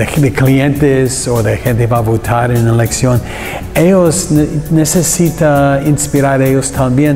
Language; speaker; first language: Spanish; non-native, learner; English